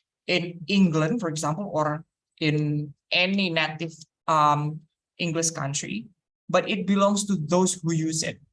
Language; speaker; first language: English; non-native, fluent; Indonesian